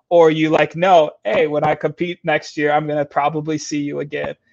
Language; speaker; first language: English; native; English